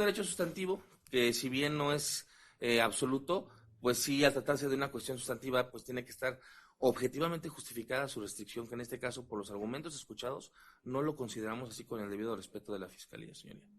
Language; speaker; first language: Spanish; native; Spanish